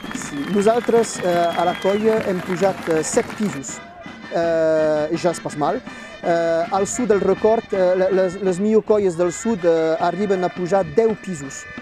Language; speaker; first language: Catalan; non-native, local second language; French